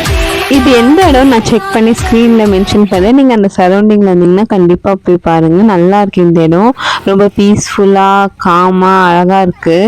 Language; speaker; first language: Tamil; native; Tamil